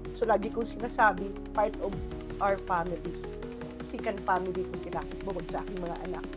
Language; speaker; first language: Filipino; non-native, local second language; Cebuano